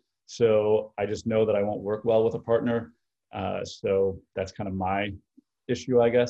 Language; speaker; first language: English; native; English